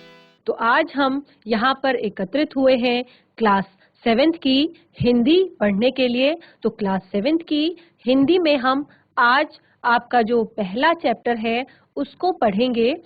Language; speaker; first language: Hindi; native; Hindi